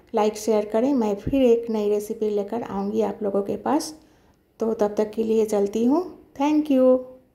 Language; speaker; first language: Hindi; non-native, local second language; Bangla